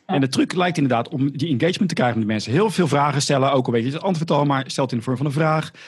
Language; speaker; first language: Dutch; native; Dutch